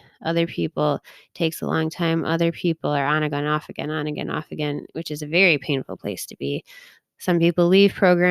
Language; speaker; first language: English; native; English